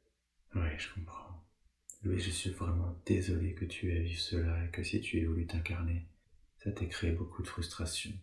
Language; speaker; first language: French; native; French